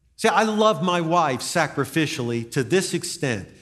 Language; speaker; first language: English; native; English